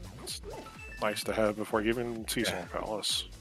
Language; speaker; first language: English; native; English